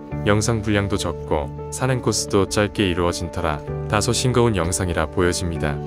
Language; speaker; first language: Korean; native; Korean